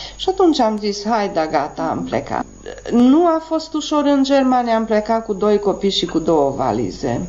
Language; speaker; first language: Romanian; native; Romanian